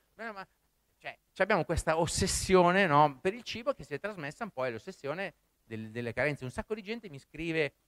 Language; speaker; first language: Italian; native; Italian